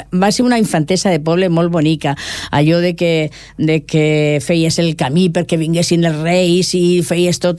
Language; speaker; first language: Catalan; non-native, local second language; Spanish